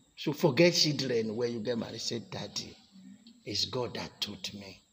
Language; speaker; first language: English; non-native, local second language; Yoruba